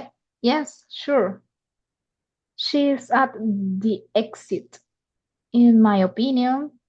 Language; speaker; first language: English; non-native, learner; Spanish